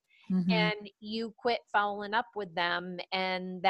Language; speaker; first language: English; native; English